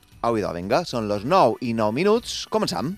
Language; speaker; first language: Catalan; native; Catalan